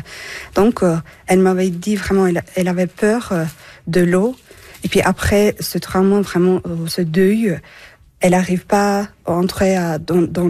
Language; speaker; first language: French; non-native, fluent; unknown